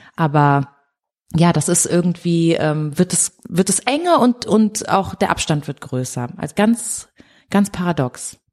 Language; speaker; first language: German; early bilingual, other home language; Portuguese